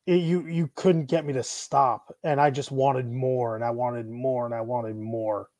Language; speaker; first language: English; native; English